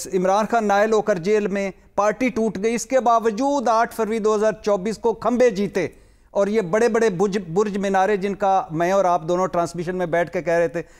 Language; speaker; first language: Urdu; non-native, local second language; Punjabi